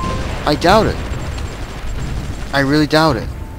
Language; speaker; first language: English; native; English